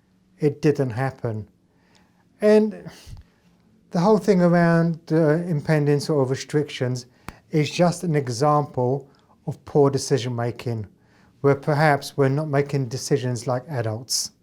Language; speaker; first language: English; native; English